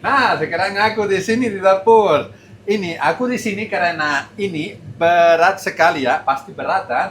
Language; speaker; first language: Indonesian; non-native, learner; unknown